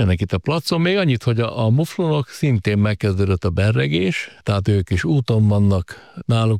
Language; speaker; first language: Hungarian; native; Hungarian